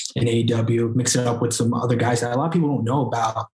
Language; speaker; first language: English; native; English